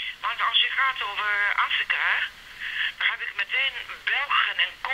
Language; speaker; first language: Dutch; non-native, learner; Serbian